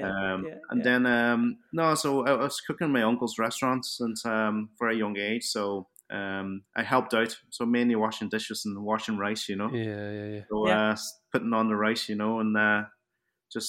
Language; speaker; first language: English; early bilingual, other home language; Cantonese